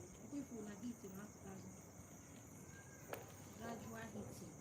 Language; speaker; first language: English; non-native, local second language; Igbo